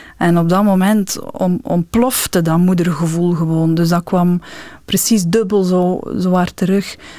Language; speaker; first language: Dutch; native; Dutch